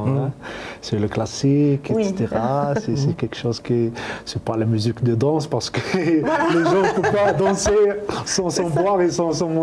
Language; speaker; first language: French; non-native, learner; Arabic